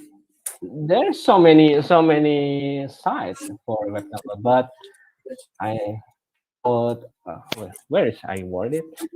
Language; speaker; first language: English; non-native, learner; Indonesian